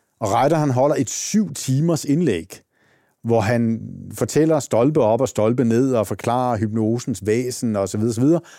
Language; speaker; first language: Danish; native; Danish